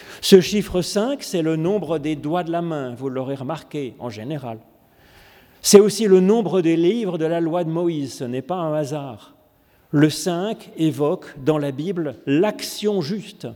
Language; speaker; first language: French; native; French